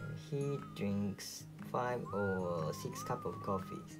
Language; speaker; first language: English; non-native, learner; Japanese